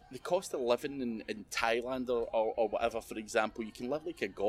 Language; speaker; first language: English; native; English